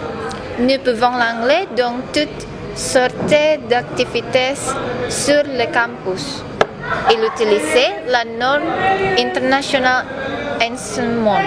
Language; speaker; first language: French; non-native, learner; Indonesian